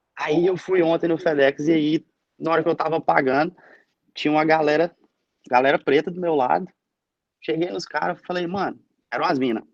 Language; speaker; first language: Portuguese; native; Portuguese